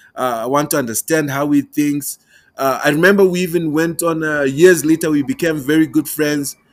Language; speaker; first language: English; non-native, local second language; Tumbuka